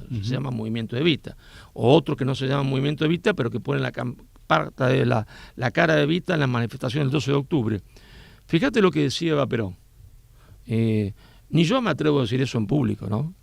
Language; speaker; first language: Spanish; native; Spanish